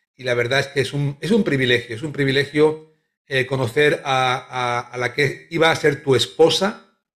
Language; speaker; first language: Spanish; native; Spanish